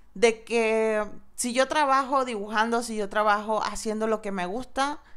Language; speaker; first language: Spanish; native; Spanish